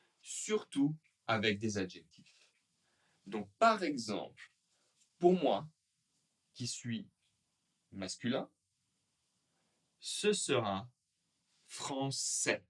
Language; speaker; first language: French; native; French